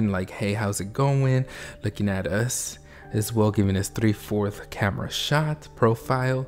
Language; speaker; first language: English; native; English